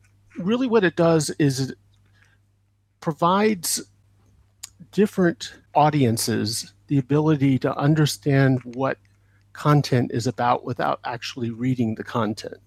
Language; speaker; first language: English; native; English